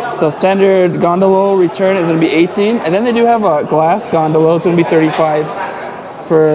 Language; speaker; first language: English; native; English